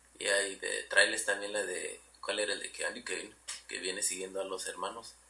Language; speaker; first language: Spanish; early bilingual, heritage; Spanish